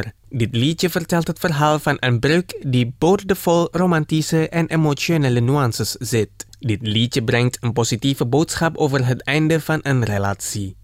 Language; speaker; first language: Dutch; non-native, fluent; Indonesian